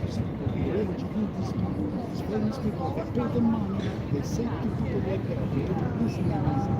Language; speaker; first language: English; non-native, learner; Ukrainian